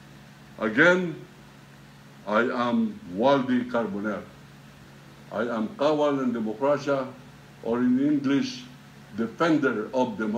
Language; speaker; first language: English; non-native, local second language; Filipino